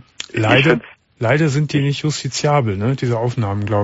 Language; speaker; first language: German; native; German